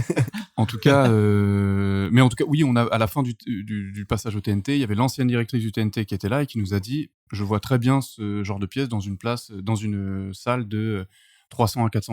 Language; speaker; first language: French; native; French